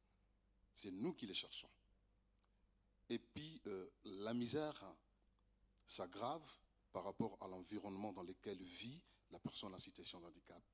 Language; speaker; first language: French; native; French